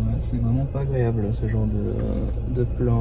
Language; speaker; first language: French; native; French